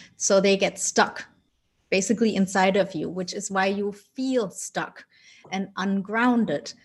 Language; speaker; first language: English; non-native, fluent; German